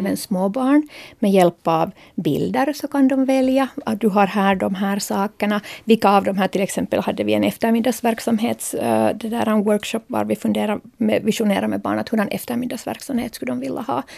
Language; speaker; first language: Swedish; native; Swedish